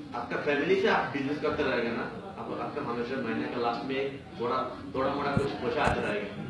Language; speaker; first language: Hindi; non-native, learner; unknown